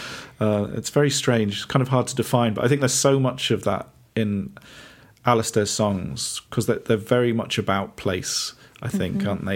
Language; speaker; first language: English; native; English